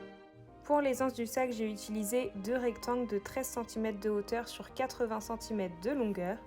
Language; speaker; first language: French; native; French